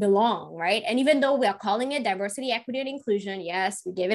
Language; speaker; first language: English; non-native, local second language; Kikuyu